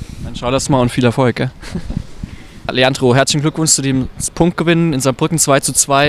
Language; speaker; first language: German; native; German